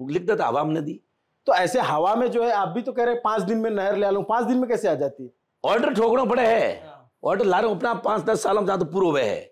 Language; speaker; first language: Hindi; native; Hindi